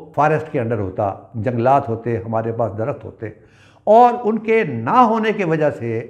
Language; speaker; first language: Urdu; non-native, local second language; Punjabi